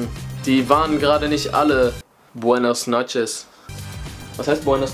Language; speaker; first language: German; native; German